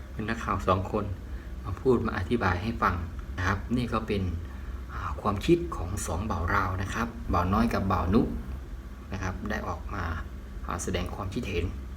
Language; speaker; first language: Thai; native; Thai